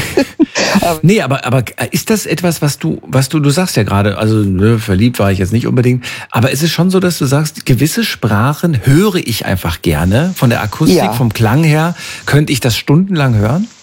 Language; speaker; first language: German; native; German